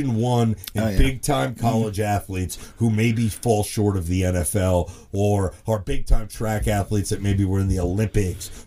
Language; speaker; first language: English; native; English